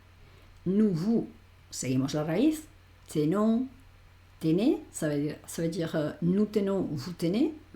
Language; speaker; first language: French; non-native, fluent; Spanish